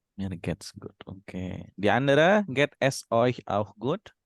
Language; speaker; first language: German; non-native, fluent; Indonesian